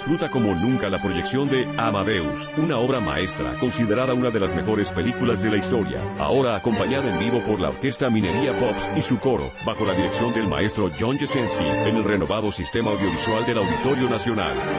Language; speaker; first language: Spanish; native; Spanish